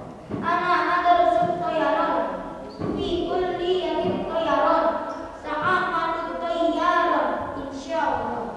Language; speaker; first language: Arabic; non-native, learner; Indonesian